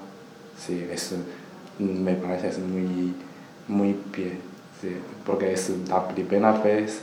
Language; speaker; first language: Spanish; non-native, learner; Chinese